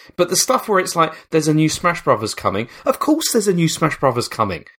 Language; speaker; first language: English; native; English